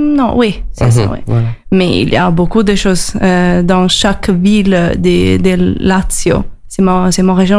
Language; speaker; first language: French; non-native, learner; Italian